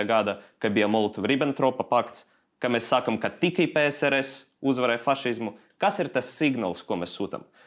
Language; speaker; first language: Latvian; non-native, local second language; Russian